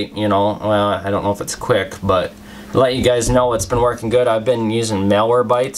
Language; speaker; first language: English; native; English